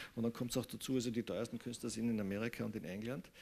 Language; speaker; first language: German; native; German